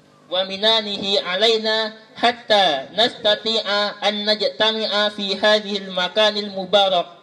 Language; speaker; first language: Arabic; non-native, learner; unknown